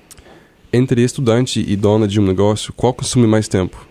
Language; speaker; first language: Portuguese; non-native, fluent; English